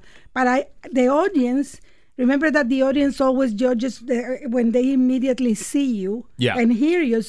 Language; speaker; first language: English; non-native, fluent; Spanish